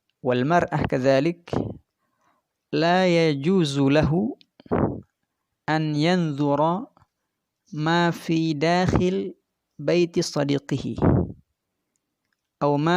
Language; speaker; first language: Arabic; non-native, fluent; Indonesian